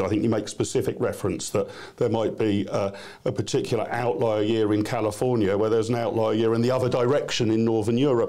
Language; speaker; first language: English; native; English